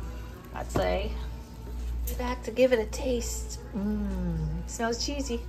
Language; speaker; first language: English; native; English